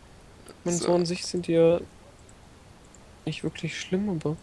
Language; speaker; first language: German; native; German